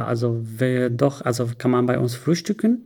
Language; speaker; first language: German; non-native, learner; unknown